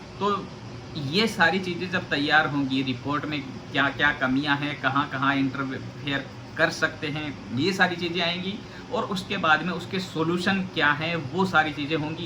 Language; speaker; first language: Hindi; native; Hindi